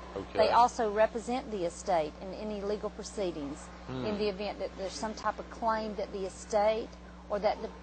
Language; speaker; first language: English; native; English